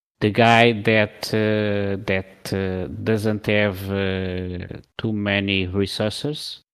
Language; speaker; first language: English; non-native, learner; Portuguese